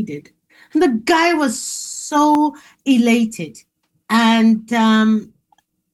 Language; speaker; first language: English; non-native, local second language; Igbo